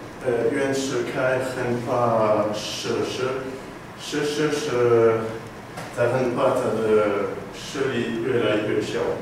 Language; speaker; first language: Chinese; non-native, learner; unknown